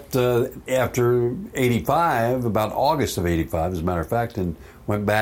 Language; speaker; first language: English; native; English